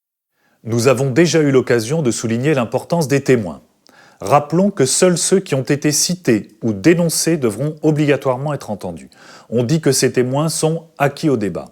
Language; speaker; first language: French; native; French